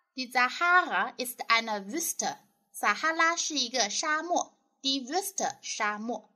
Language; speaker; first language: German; non-native, fluent; Chinese